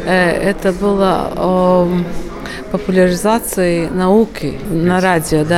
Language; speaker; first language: Russian; non-native, local second language; Latvian